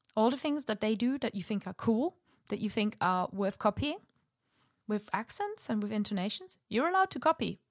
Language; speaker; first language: English; non-native, fluent; German